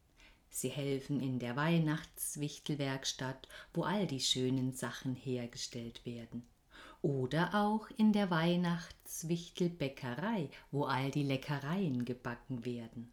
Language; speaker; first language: German; native; German